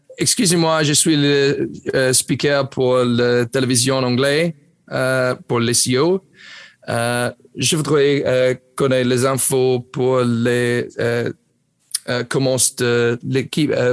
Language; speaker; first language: French; non-native, learner; English